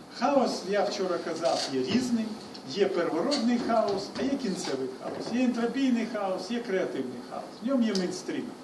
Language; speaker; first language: Ukrainian; non-native, local second language; Russian